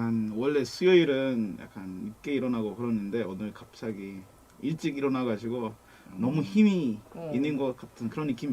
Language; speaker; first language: Korean; non-native, fluent; Kinyarwanda